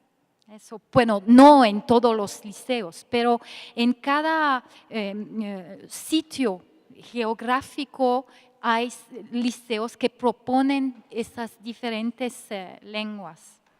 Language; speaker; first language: Spanish; non-native, fluent; French